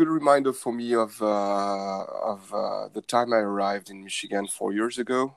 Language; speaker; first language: English; non-native, fluent; French